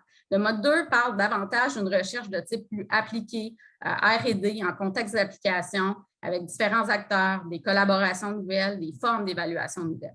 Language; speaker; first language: French; native; French